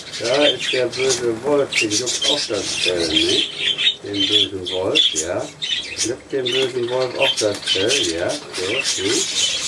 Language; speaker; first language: German; native; German